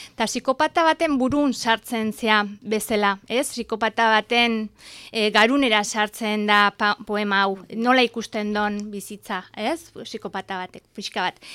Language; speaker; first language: Basque; native; Basque